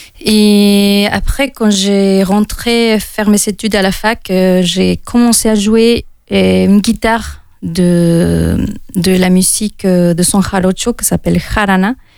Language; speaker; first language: French; non-native, fluent; Spanish